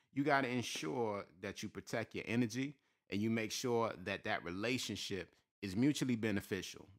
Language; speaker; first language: English; native; English